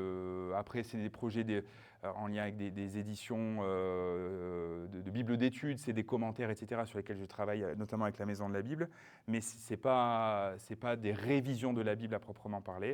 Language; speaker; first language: French; native; French